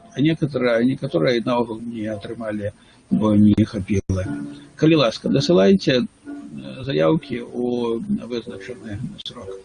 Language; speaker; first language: Belarusian; non-native, local second language; Russian